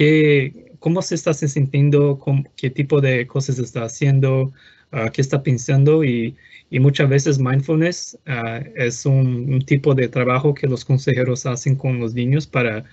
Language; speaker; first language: Spanish; non-native, fluent; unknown